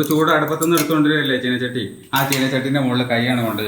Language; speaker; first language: Malayalam; native; Malayalam